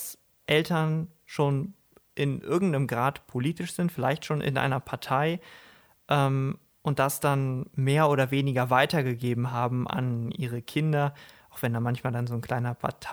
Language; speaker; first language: German; native; German